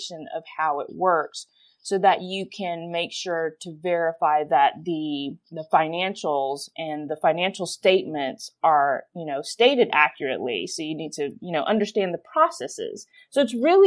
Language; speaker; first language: English; native; English